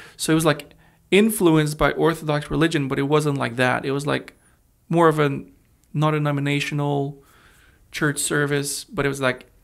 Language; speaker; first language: English; early bilingual, other home language; Russian